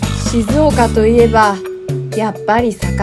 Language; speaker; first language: Japanese; native; Japanese